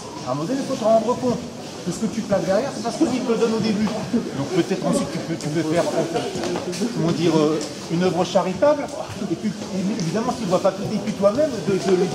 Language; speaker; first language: French; native; French